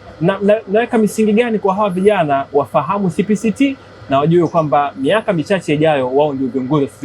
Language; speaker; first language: Swahili; native; Swahili